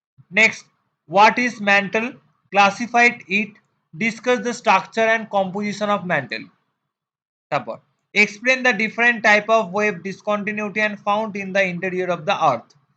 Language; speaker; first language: English; non-native, local second language; Bangla